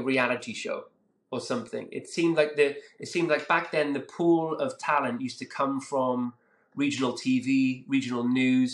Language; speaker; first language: English; native; English